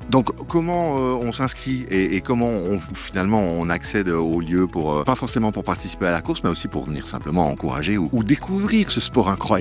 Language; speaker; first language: French; native; French